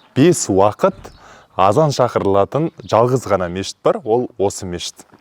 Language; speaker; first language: Kazakh; native; Kazakh